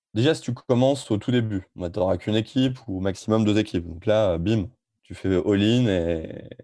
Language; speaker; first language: French; native; French